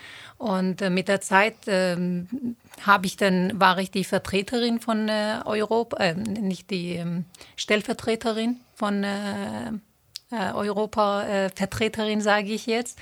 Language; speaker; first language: German; non-native, fluent; Turoyo